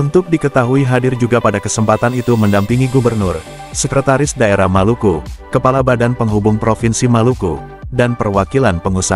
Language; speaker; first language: Indonesian; native; Indonesian